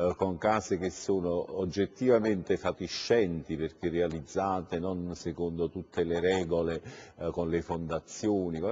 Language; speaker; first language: Italian; native; Italian